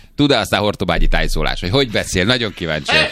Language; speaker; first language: Hungarian; native; Hungarian